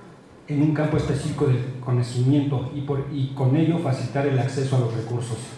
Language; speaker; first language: Spanish; native; Spanish